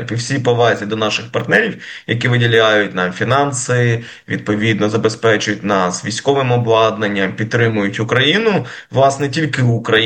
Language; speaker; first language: Ukrainian; native; Ukrainian